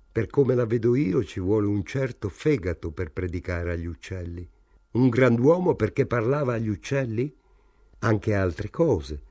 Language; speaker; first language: Italian; native; Italian